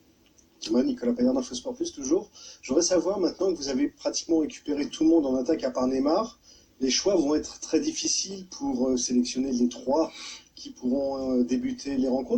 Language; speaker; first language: French; native; French